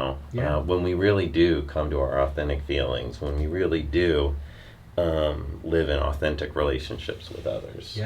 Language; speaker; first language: English; native; English